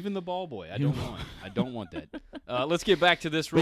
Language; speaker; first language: English; native; English